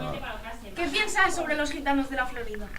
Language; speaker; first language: Spanish; native; Spanish